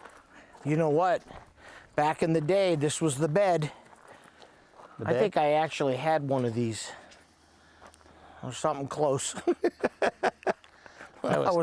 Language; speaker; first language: English; native; English